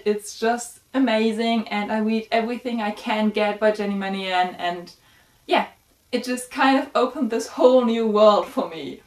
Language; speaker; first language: English; non-native, fluent; German